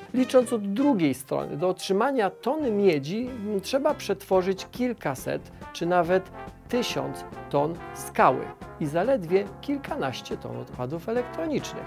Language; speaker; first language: Polish; native; Polish